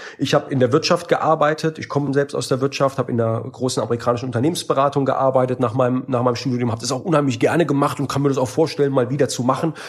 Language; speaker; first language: German; native; German